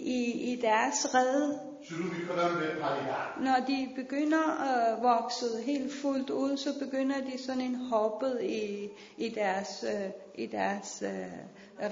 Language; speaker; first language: Danish; non-native, fluent; Persian